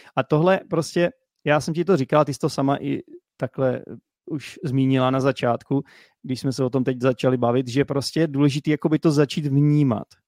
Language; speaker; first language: Czech; native; Czech